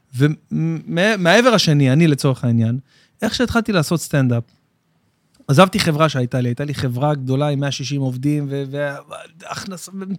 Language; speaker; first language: Hebrew; native; Hebrew